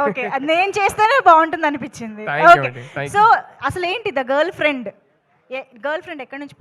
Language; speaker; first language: Telugu; native; Telugu